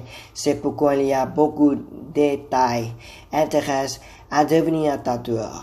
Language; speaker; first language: French; non-native, learner; Thai